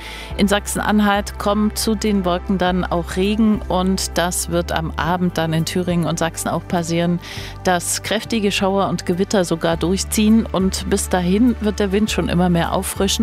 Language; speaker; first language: German; native; German